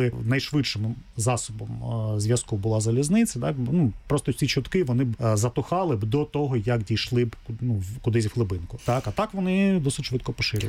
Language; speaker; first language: Ukrainian; native; Ukrainian